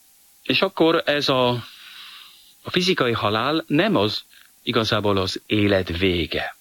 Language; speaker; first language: Hungarian; non-native, fluent; French